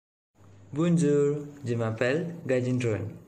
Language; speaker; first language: French; non-native, learner; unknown